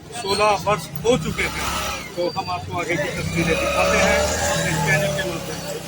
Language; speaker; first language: Hindi; native; Hindi